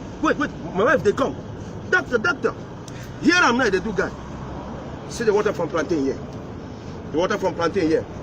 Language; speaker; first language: Nigerian Pidgin; non-native, local second language; Yoruba